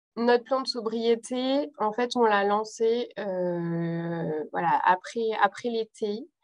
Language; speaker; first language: French; native; French